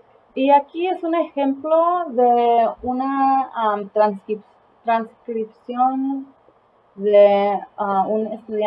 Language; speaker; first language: Spanish; early bilingual, heritage; Spanish